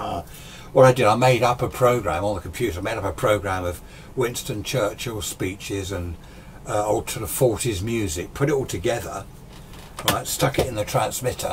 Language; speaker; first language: English; native; English